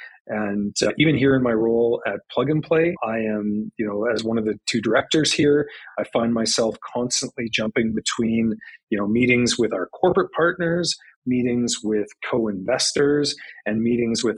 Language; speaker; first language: English; native; English